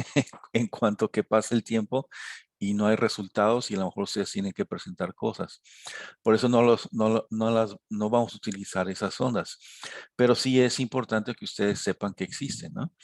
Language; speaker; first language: Spanish; native; Spanish